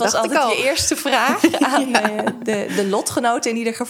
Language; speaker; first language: Dutch; native; Dutch